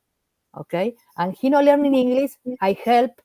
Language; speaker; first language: English; non-native, learner; Spanish